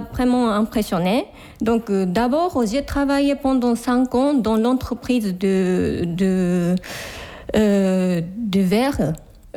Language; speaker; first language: French; non-native, fluent; Japanese